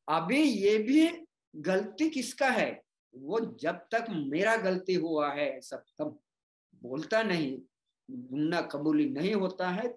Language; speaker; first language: Hindi; non-native, local second language; Gondi